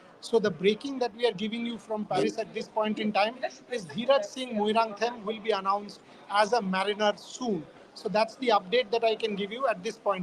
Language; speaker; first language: English; non-native, local second language; Bangla